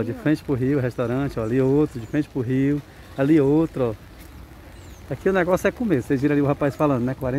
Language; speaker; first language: Portuguese; native; Portuguese